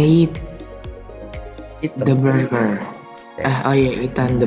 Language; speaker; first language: English; non-native, learner; Indonesian